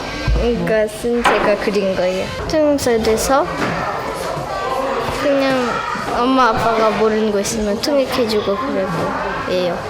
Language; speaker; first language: Korean; early bilingual, other home language; Russian